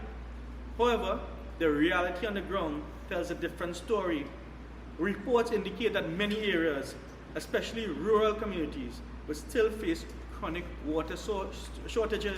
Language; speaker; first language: English; native; English